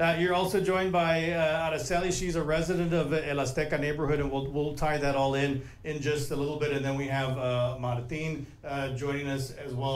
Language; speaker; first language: English; native; English